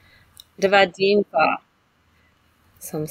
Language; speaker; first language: Danish; non-native, fluent; English